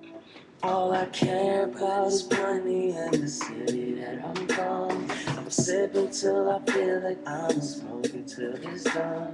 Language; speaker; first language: English; native; English